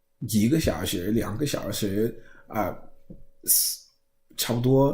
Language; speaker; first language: Chinese; non-native, learner; English